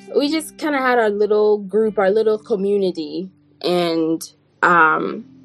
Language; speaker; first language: English; non-native, fluent; French